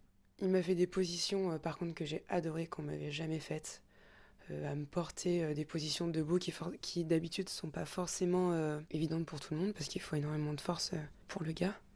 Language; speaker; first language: French; native; French